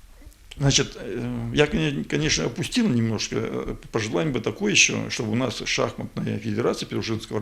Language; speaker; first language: Russian; native; Russian